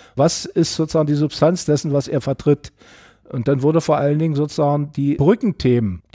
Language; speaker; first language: German; native; German